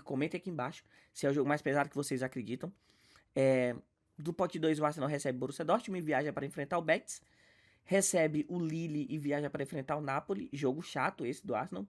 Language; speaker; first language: Portuguese; native; Portuguese